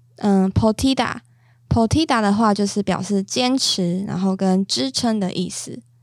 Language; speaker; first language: Chinese; native; Chinese